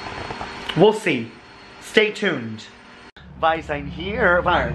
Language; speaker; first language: Dutch; non-native, learner; English